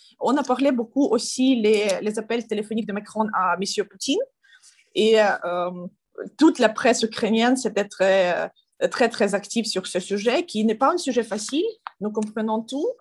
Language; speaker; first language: French; non-native, learner; Ukrainian